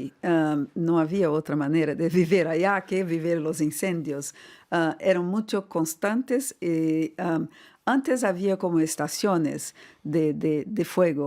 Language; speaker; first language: Spanish; non-native, fluent; Portuguese